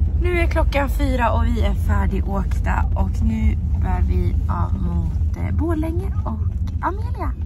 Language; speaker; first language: Swedish; native; Swedish